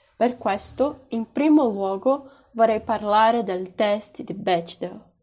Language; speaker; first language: Italian; non-native, fluent; Portuguese